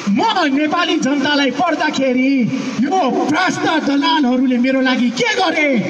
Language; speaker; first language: Nepali; non-native, local second language; Newari